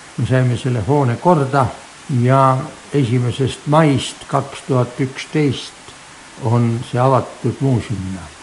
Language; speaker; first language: Estonian; native; Estonian